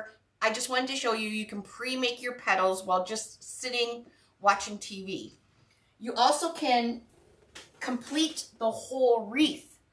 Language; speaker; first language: English; native; English